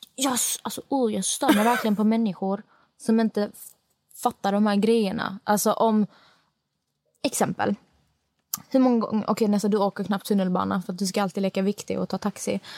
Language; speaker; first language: Swedish; native; Swedish